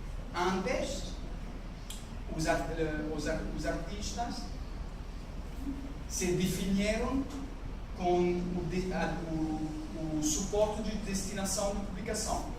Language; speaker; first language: Portuguese; non-native, learner; French